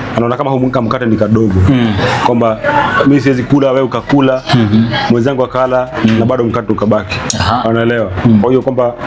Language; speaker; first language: Swahili; native; Swahili